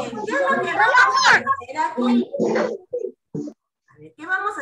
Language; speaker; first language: Spanish; native; Spanish